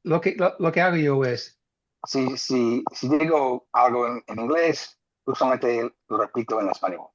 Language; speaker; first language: Spanish; non-native, fluent; English